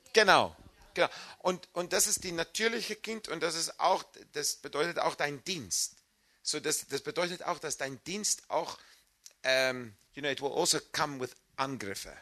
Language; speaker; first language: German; non-native, fluent; English